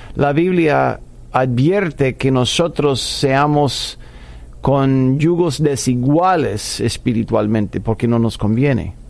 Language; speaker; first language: Spanish; non-native, fluent; English